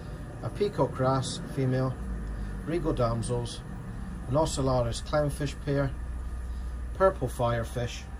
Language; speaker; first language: English; native; English